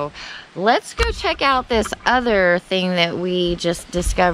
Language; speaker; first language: English; native; English